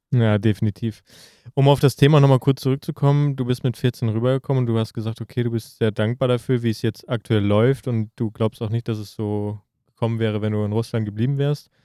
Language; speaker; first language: German; native; German